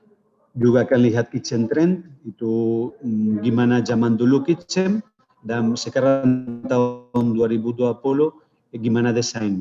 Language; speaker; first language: Indonesian; non-native, fluent; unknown